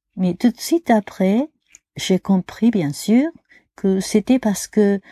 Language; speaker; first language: French; non-native, fluent; Japanese